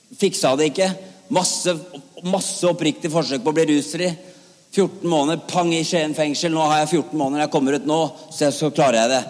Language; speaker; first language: Norwegian; native; Norwegian